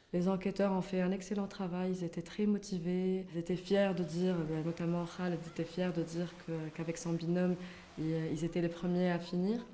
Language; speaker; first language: French; non-native, local second language; Arabic